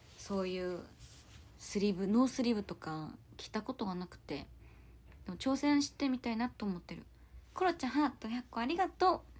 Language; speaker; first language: Japanese; non-native, fluent; Korean